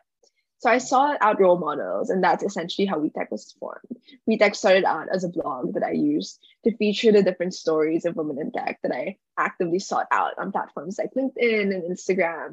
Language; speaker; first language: English; non-native, local second language; Filipino